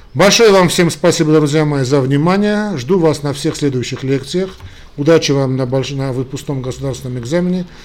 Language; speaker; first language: Russian; non-native, local second language; Armenian